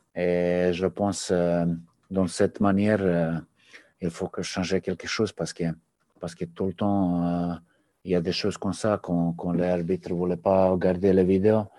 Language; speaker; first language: French; non-native, learner; Serbian